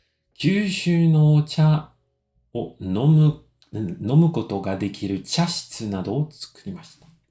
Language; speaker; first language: Japanese; non-native, fluent; French